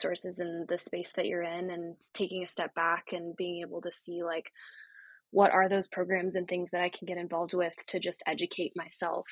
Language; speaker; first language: English; native; English